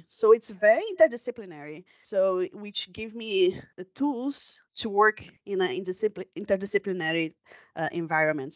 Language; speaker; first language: English; non-native, fluent; Portuguese